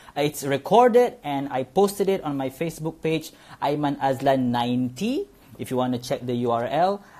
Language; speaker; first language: English; non-native, local second language; Malay